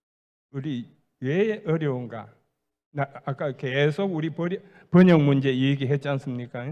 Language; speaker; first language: Korean; native; Korean